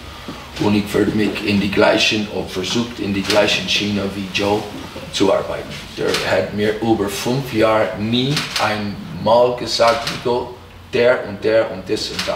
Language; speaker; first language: German; non-native, fluent; English